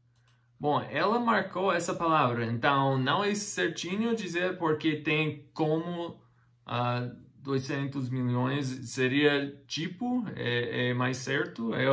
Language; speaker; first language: Portuguese; non-native, fluent; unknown